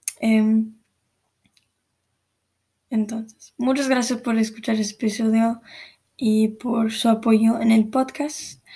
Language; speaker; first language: Spanish; early bilingual, heritage; Spanish